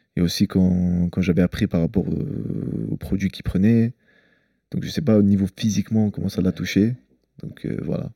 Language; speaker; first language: French; early bilingual, other home language; Chechen